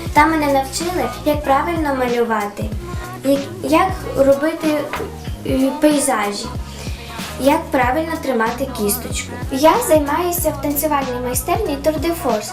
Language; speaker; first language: Ukrainian; non-native, local second language; Russian